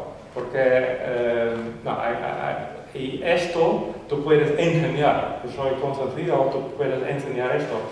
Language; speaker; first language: Spanish; non-native, fluent; Dutch